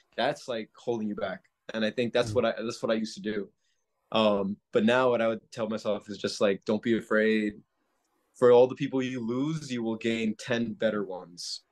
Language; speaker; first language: English; native; English